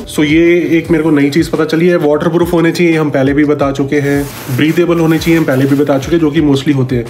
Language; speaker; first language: Hindi; native; Hindi